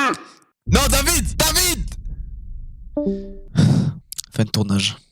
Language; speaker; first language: French; native; French